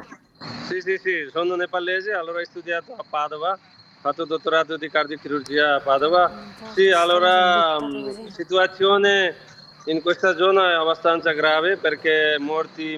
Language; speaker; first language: Italian; non-native, fluent; Nepali